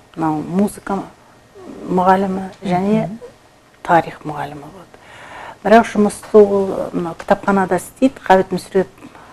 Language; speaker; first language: Kazakh; native; Kazakh